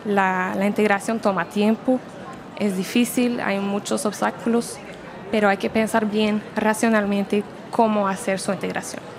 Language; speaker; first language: Spanish; non-native, fluent; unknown